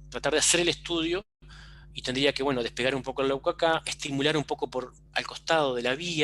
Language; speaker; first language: Spanish; native; Spanish